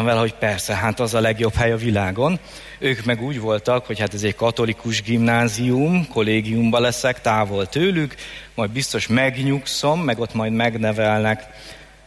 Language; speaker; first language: Hungarian; native; Hungarian